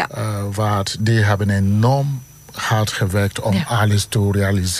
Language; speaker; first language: Dutch; non-native, fluent; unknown